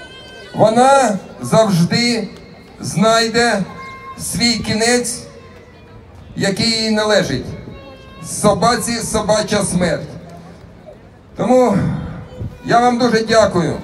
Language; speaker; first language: Ukrainian; native; Ukrainian